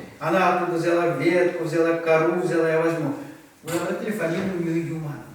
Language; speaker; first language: Russian; non-native, local second language; Chuvash